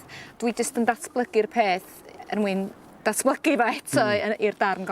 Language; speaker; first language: Welsh; native; Welsh